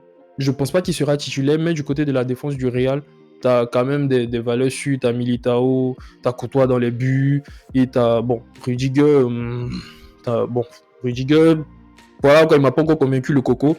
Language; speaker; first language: French; native; French